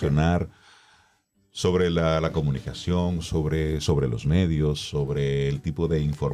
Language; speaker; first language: Spanish; native; Spanish